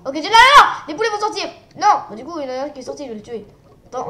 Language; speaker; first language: French; native; French